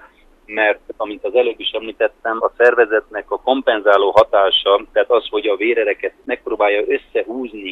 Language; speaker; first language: Hungarian; native; Hungarian